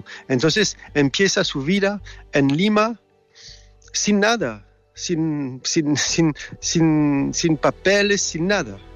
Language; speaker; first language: Spanish; non-native, fluent; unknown